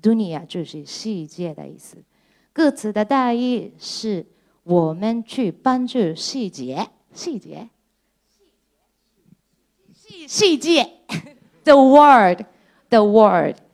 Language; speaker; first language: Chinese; non-native, fluent; Japanese